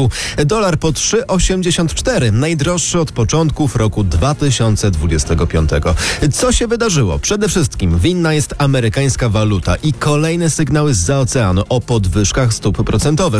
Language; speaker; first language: Polish; native; Polish